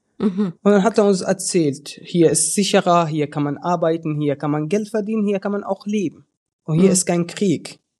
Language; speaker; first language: German; early bilingual, other home language; Arabic